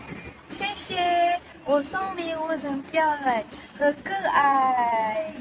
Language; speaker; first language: Chinese; non-native, learner; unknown